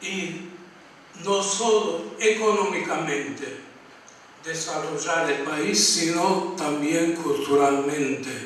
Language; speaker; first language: Spanish; non-native, fluent; Armenian